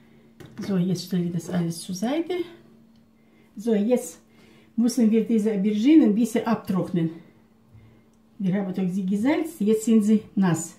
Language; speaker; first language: German; non-native, fluent; Russian